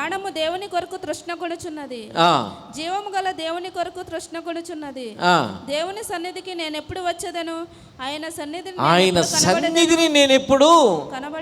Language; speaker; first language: Telugu; native; Telugu